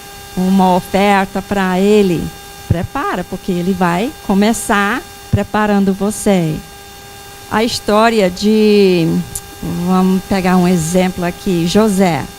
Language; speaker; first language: Portuguese; non-native, fluent; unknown